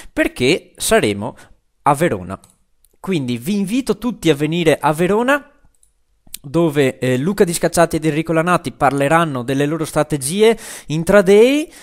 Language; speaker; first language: Italian; native; Italian